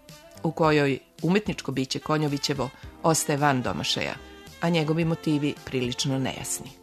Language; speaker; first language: Serbian; native; Serbian